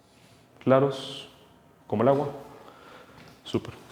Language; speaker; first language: Spanish; native; Spanish